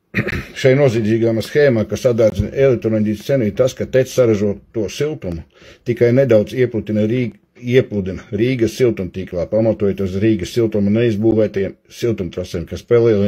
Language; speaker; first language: Latvian; native; Latvian